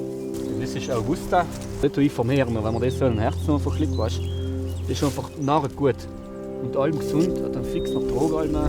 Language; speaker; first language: German; native; German